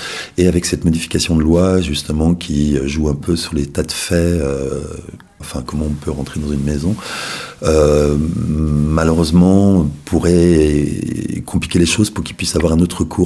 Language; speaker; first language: French; native; French